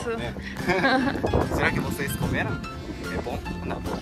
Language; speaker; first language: Portuguese; non-native, local second language; Japanese